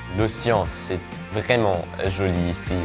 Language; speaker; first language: French; non-native, learner; German